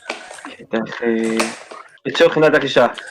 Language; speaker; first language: Welsh; native; Welsh